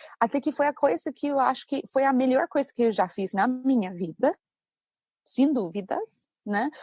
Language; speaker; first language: Portuguese; non-native, fluent; English